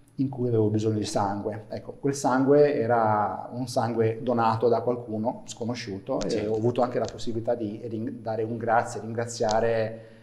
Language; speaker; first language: Italian; native; Italian